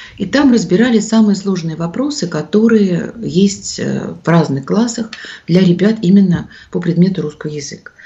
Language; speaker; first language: Russian; native; Russian